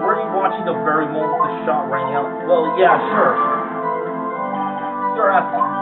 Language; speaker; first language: English; native; English